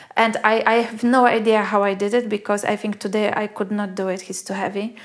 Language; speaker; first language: English; non-native, fluent; Polish